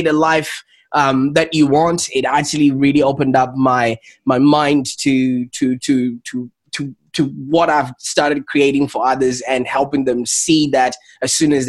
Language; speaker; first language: English; non-native, local second language; Shona